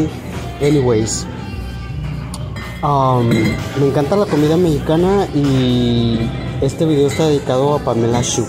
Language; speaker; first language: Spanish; early bilingual, heritage; Spanish